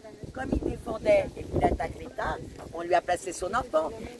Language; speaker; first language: French; native; French